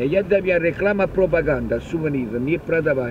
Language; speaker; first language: Russian; non-native, learner; Italian